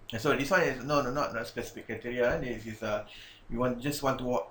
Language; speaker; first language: English; non-native, local second language; Malay